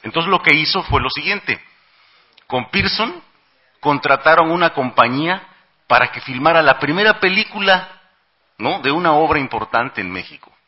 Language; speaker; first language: Spanish; native; Spanish